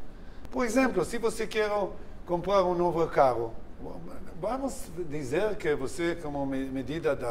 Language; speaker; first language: Portuguese; non-native, learner; Hebrew